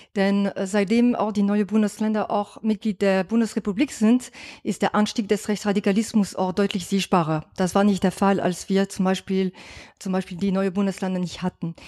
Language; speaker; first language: German; non-native, fluent; French